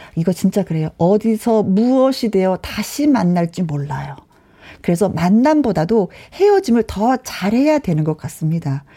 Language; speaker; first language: Korean; native; Korean